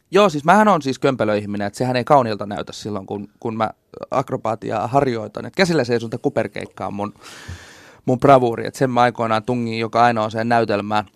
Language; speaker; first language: Finnish; native; Finnish